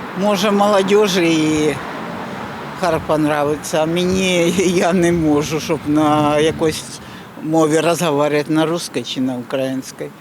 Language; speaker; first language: Ukrainian; non-native, local second language; Russian